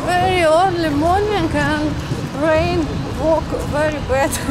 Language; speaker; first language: English; non-native, learner; Russian